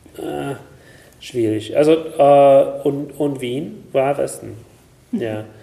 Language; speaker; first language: German; non-native, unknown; Hungarian